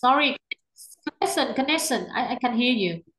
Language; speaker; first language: English; non-native, learner; Vietnamese